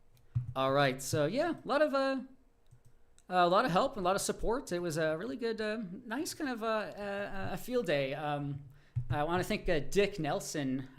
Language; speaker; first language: English; native; English